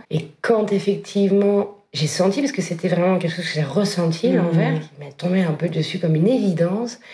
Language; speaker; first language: French; native; French